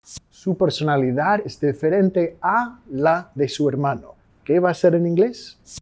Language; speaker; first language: Spanish; non-native, fluent; English